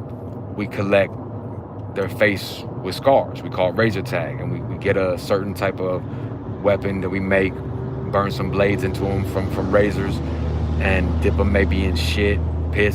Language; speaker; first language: English; native; English